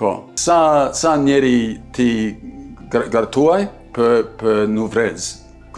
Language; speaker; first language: Albanian; non-native, learner; English